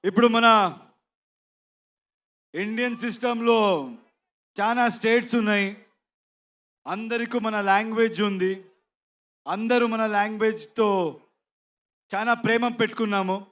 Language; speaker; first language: Telugu; non-native, learner; Kannada